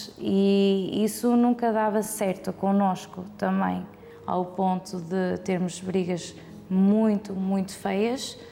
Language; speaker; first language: Portuguese; early bilingual, heritage; Portuguese